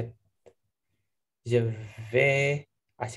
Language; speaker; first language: French; non-native, learner; Indonesian